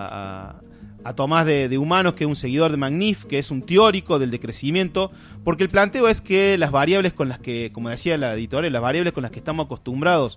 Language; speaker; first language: Spanish; native; Spanish